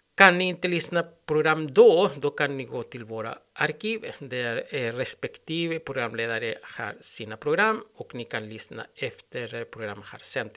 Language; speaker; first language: Swedish; non-native, learner; Spanish